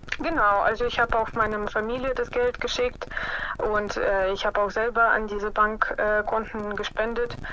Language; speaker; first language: German; non-native, fluent; Russian